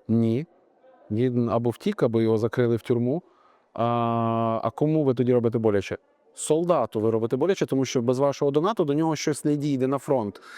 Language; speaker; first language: Ukrainian; native; Ukrainian